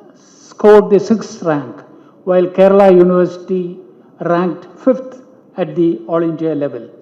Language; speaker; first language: English; non-native, local second language; Malayalam